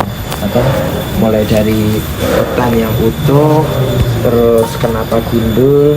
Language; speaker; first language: Indonesian; native; Indonesian